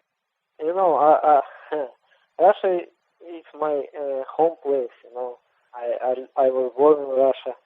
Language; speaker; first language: English; non-native, learner; Russian